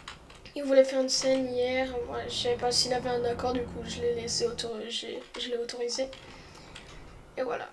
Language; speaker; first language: French; native; French